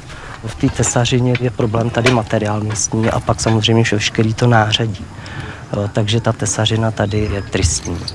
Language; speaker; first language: Czech; native; Czech